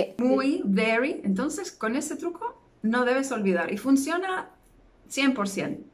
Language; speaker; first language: Spanish; native; Spanish